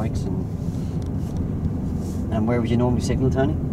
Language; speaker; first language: English; native; English